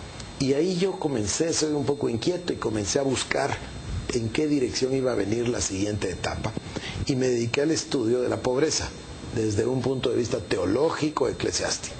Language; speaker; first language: Spanish; native; Spanish